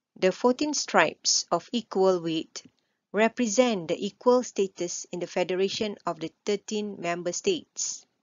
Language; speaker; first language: English; non-native, local second language; Malay